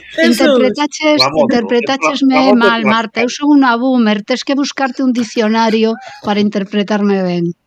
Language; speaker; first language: Galician; native; Galician